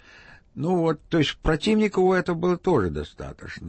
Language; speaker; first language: Russian; native; Russian